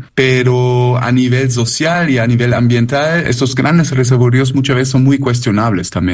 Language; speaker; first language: Spanish; native; Spanish